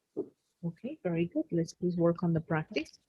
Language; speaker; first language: English; non-native, fluent; Spanish